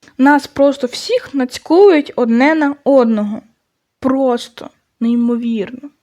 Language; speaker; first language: Ukrainian; non-native, local second language; Russian